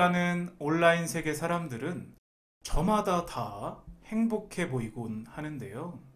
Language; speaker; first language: Korean; native; Korean